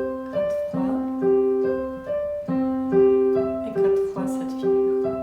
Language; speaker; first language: French; non-native, fluent; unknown